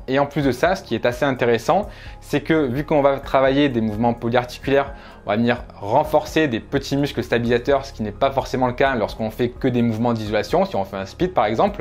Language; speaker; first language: French; native; French